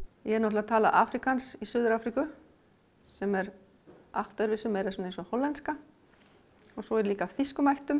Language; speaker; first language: Icelandic; non-native, fluent; Afrikaans